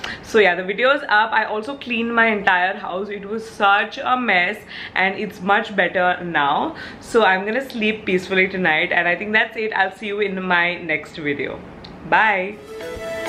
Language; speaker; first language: English; non-native, local second language; Hindi